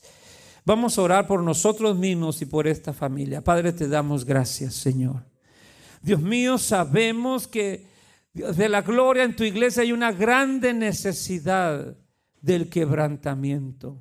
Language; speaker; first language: Spanish; native; Spanish